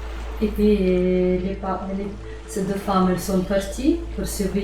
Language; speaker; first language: French; non-native, learner; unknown